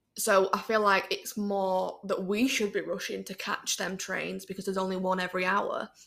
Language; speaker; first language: English; native; English